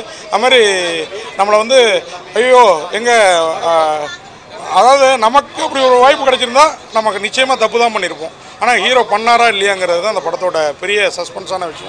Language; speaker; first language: Tamil; native; Tamil